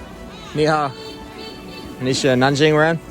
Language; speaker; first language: Chinese; non-native, learner; English